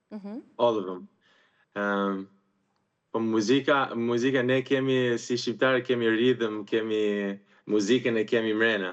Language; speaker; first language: Albanian; early bilingual, heritage; Albanian